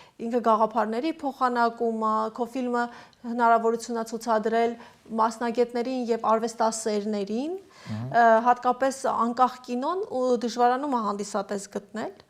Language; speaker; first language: Armenian; native; Armenian